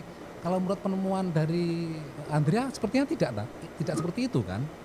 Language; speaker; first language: Indonesian; native; Indonesian